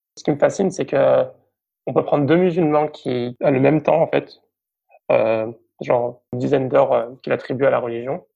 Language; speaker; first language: French; native; French